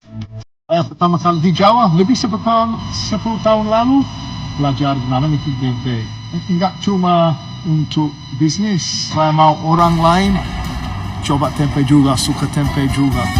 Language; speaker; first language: Indonesian; non-native, learner; English